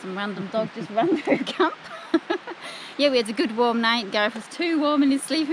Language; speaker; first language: English; native; English